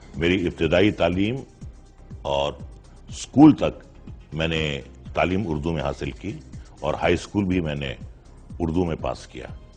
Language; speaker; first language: Hindi; native; Hindi